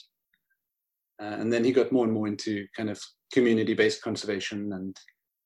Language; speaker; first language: English; native; English